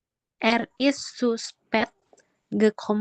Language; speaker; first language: German; non-native, learner; Indonesian